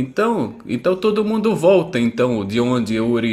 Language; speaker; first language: Portuguese; non-native, fluent; Arabic